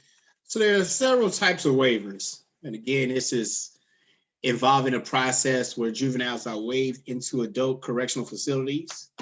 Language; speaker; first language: English; native; English